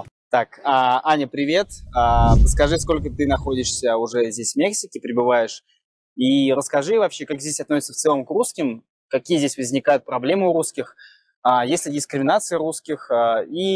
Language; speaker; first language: Russian; native; Russian